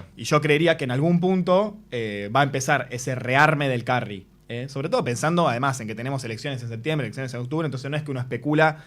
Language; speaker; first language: Spanish; native; Spanish